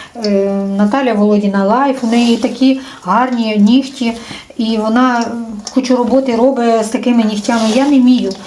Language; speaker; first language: Ukrainian; native; Ukrainian